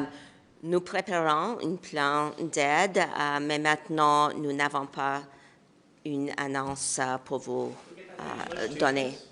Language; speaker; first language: French; non-native, local second language; English